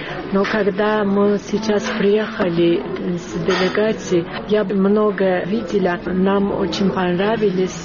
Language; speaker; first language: Russian; non-native, learner; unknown